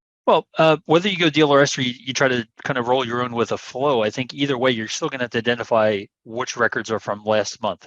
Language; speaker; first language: English; native; English